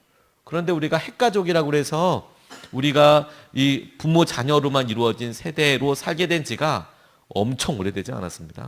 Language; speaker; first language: Korean; native; Korean